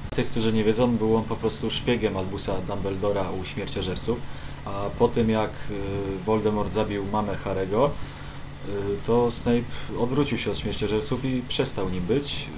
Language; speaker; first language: Polish; native; Polish